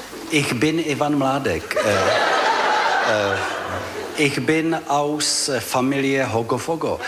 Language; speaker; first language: German; non-native, learner; Czech